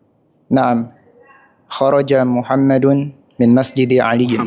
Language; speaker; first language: Arabic; non-native, learner; Russian